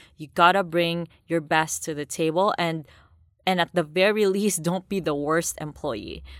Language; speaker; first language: English; non-native, local second language; Cebuano